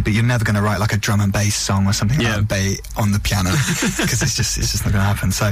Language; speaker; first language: English; native; English